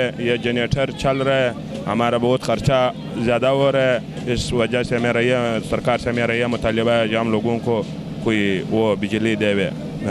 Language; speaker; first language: Hindi; non-native, local second language; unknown